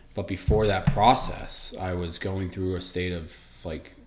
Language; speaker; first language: English; early bilingual, other home language; Italian